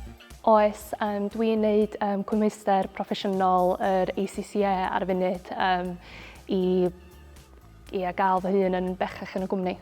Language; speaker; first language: Welsh; native; Welsh